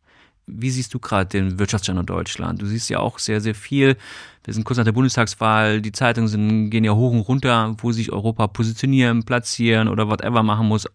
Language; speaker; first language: German; native; German